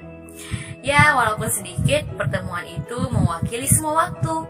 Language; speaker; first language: Indonesian; native; Indonesian